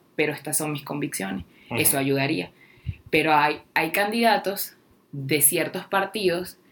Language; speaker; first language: Spanish; native; Spanish